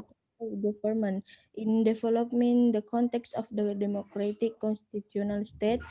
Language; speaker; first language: English; non-native, learner; Indonesian